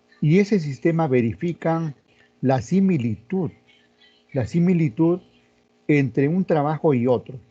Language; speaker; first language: Spanish; native; Spanish